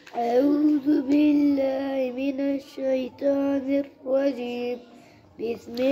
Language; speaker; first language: Arabic; non-native, learner; Urdu